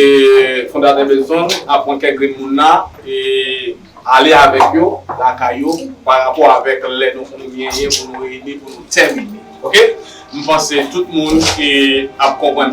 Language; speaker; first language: French; non-native, learner; Haitian Creole